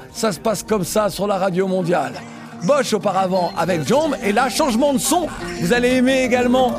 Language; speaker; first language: French; native; French